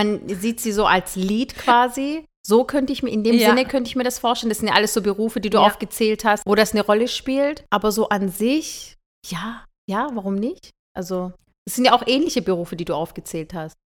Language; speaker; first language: German; early bilingual, other home language; Turkish